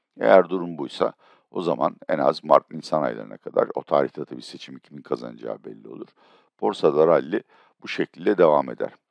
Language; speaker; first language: Turkish; native; Turkish